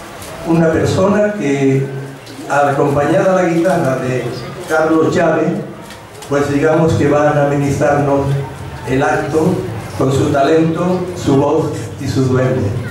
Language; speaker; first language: Spanish; native; Spanish